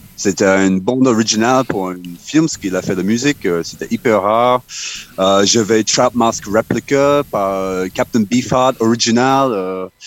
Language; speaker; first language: French; non-native, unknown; English